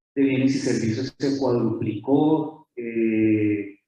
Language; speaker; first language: Spanish; native; Spanish